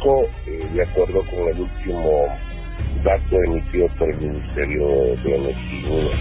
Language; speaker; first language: Spanish; native; Spanish